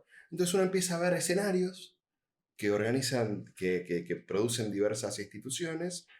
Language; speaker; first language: Spanish; native; Spanish